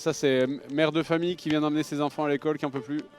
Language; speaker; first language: French; native; French